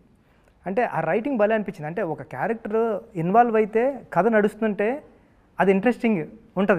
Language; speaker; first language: Telugu; native; Telugu